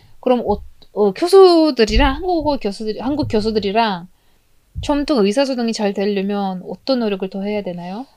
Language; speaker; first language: Korean; non-native, fluent; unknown